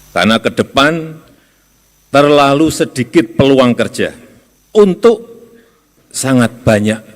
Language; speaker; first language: Indonesian; non-native, local second language; Javanese